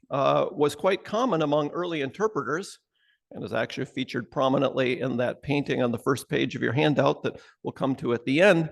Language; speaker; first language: English; native; English